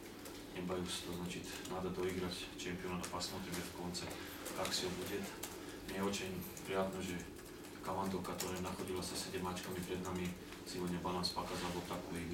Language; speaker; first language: Russian; non-native, learner; Slovak